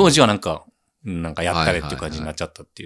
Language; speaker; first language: Japanese; native; Japanese